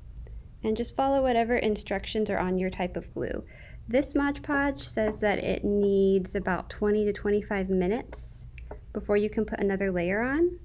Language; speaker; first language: English; native; English